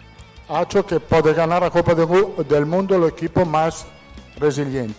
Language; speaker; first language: Portuguese; non-native, fluent; Italian